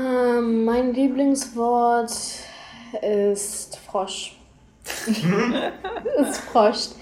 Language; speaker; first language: German; non-native, learner; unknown